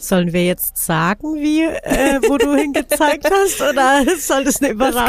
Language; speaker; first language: German; native; German